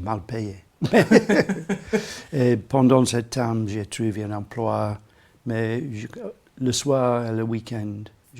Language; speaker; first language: French; non-native, learner; English